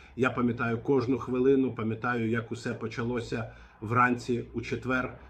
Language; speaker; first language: Ukrainian; non-native, fluent; Arabic